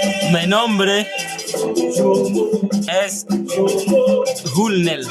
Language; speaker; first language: Spanish; non-native, learner; Haitian Creole